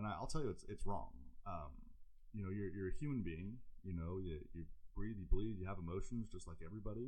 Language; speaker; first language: English; native; English